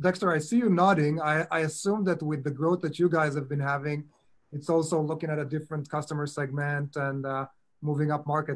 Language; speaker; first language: English; non-native, fluent; Hebrew